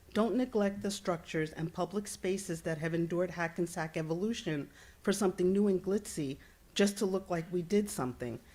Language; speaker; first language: English; native; English